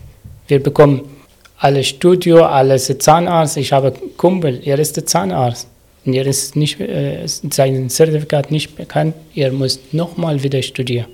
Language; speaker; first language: German; non-native, learner; Arabic